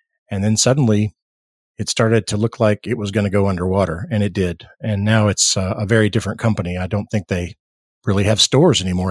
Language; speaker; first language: English; native; English